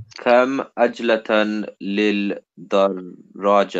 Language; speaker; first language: Arabic; non-native, learner; English